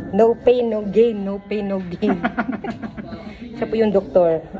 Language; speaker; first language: Japanese; non-native, learner; Filipino